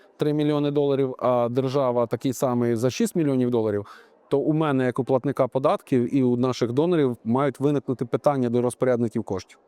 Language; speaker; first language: Ukrainian; native; Ukrainian